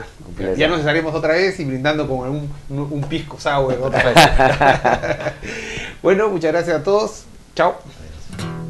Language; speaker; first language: Spanish; native; Spanish